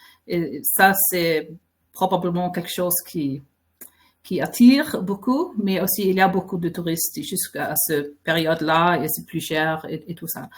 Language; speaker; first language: French; non-native, fluent; Faroese